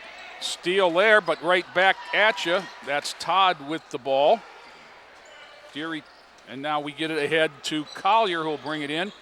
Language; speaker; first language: English; native; English